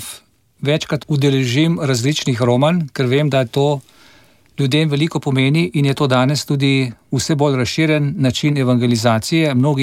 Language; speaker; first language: Slovenian; native; Slovenian